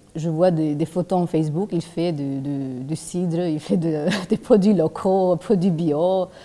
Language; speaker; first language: French; non-native, fluent; Albanian